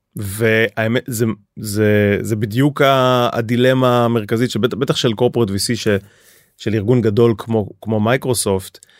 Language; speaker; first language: Hebrew; native; Hebrew